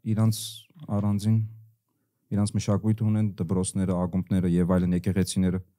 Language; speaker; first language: Armenian; early bilingual, heritage; Armenian